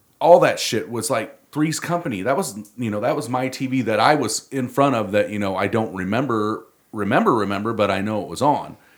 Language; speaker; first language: English; native; English